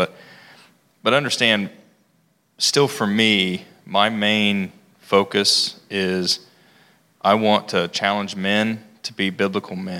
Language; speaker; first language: English; native; English